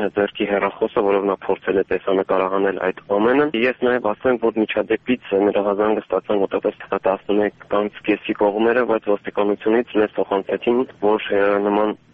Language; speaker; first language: Armenian; native; Armenian